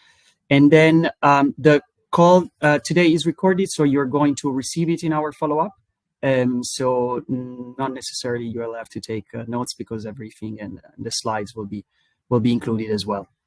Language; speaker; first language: English; non-native, fluent; Italian